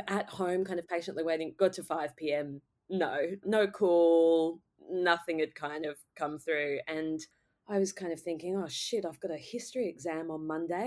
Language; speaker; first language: English; native; English